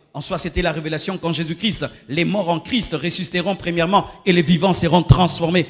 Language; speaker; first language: French; non-native, local second language; Lingala